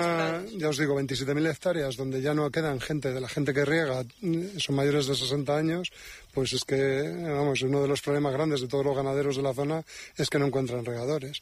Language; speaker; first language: Spanish; native; Spanish